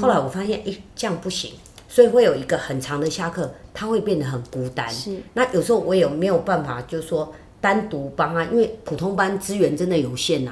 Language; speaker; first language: Chinese; native; Chinese